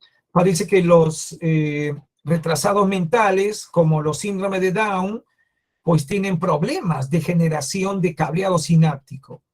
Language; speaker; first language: Spanish; native; Spanish